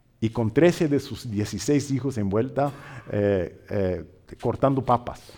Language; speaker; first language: Spanish; non-native, fluent; English